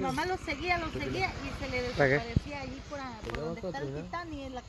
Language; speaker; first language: Spanish; native; Spanish